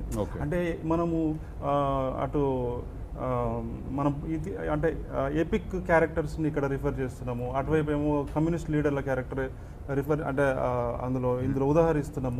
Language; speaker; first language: Telugu; native; Telugu